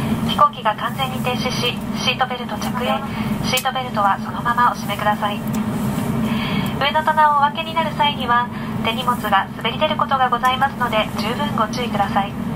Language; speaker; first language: Japanese; native; Japanese